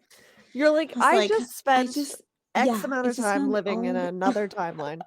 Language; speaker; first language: English; native; English